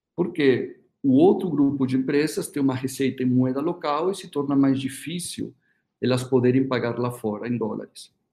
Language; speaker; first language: Portuguese; early bilingual, other home language; Spanish